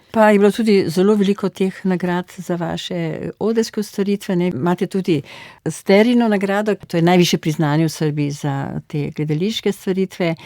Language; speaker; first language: Slovenian; native; Slovenian